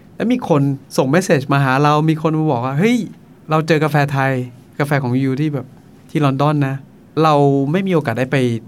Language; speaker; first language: Thai; non-native, local second language; Akha